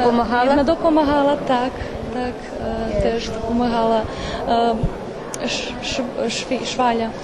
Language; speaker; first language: Ukrainian; non-native, local second language; Serbian